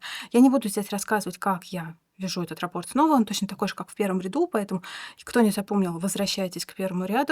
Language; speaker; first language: Russian; native; Russian